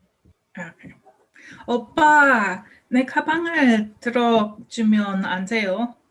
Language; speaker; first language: Korean; non-native, learner; English